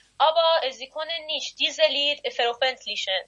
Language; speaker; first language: German; non-native, learner; Persian